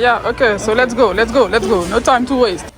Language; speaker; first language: English; non-native, learner; Haitian Creole